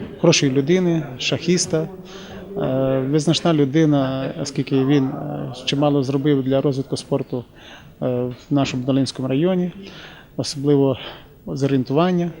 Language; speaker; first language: Ukrainian; native; Ukrainian